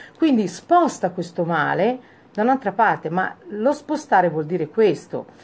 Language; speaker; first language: Italian; native; Italian